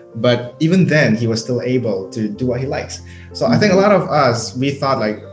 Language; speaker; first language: English; non-native, fluent; Indonesian